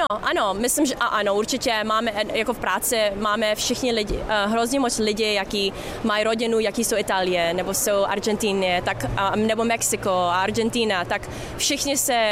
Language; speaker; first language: Czech; early bilingual, heritage; Czech